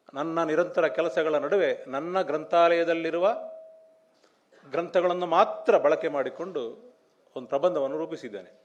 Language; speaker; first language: Kannada; native; Kannada